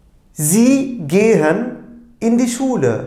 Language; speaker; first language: German; non-native, fluent; Turkish